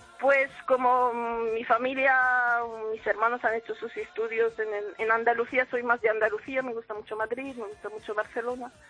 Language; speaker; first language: Spanish; non-native, fluent; Arabic